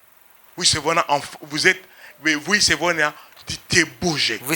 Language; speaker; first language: Russian; non-native, fluent; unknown